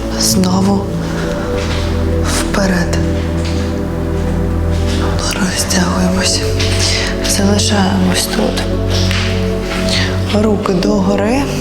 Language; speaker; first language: Ukrainian; native; Ukrainian